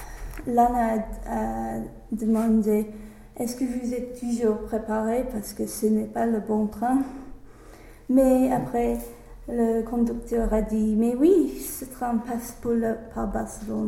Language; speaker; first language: French; non-native, learner; English